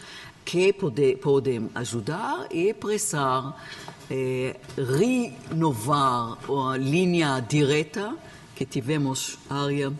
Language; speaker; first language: Portuguese; non-native, learner; Hebrew